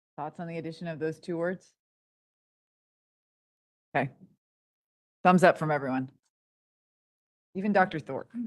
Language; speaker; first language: English; native; English